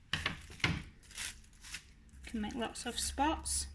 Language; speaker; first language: English; native; English